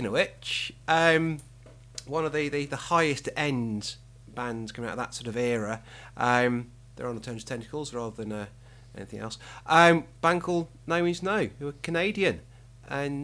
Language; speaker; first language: English; native; English